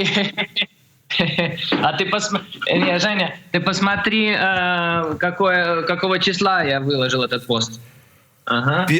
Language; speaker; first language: Russian; early bilingual, heritage; Russian